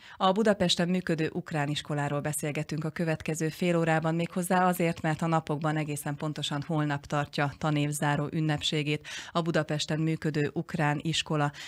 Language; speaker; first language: Hungarian; native; Hungarian